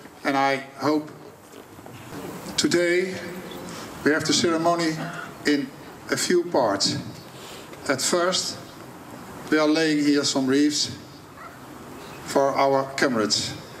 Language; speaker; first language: English; non-native, learner; Dutch